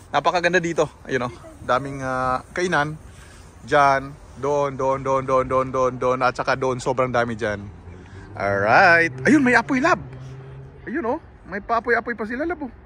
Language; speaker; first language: Filipino; non-native, local second language; Cebuano